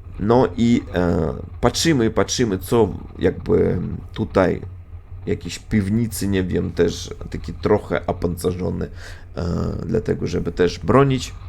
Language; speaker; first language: Polish; non-native, fluent; Russian